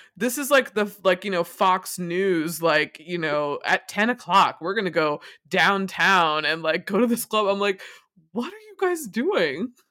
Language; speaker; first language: English; native; English